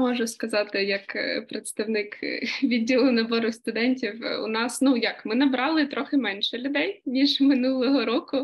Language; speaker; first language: Ukrainian; native; Ukrainian